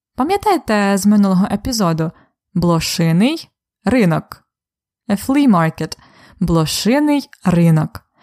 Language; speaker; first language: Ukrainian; native; Ukrainian